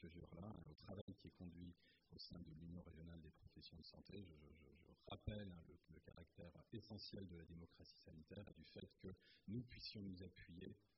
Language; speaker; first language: French; native; French